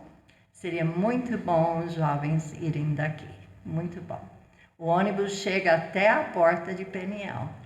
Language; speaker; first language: Portuguese; non-native, fluent; English